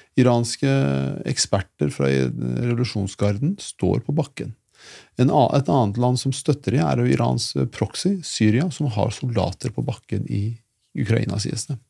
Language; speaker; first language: Norwegian; early bilingual, other home language; Persian